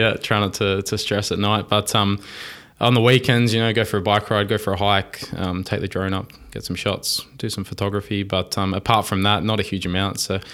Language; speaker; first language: English; native; English